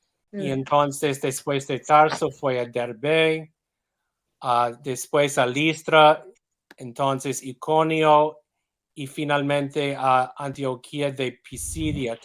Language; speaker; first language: Spanish; non-native, fluent; English